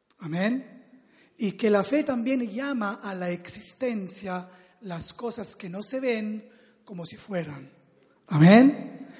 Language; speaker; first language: Spanish; non-native, fluent; Italian